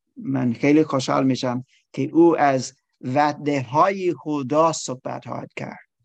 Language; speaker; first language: Persian; non-native, learner; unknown